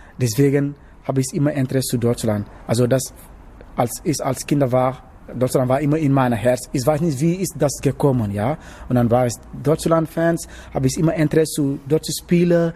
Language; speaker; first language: German; non-native, learner; Wolof